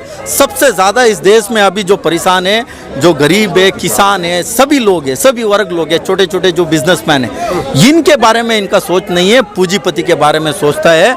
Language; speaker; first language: Hindi; non-native, local second language; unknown